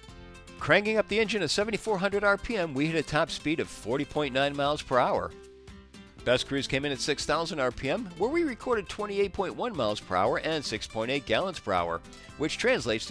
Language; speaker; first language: English; native; English